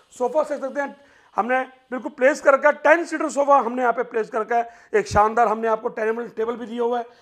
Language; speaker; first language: Hindi; native; Hindi